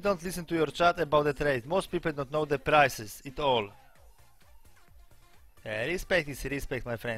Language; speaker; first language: English; non-native, learner; Polish